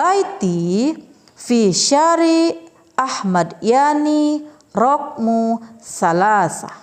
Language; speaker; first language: Arabic; non-native, fluent; Indonesian